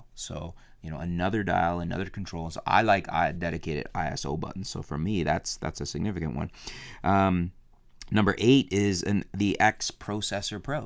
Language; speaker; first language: English; native; English